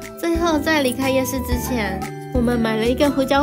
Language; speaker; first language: Chinese; native; Chinese